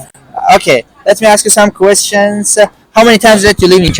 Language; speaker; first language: English; non-native, learner; Persian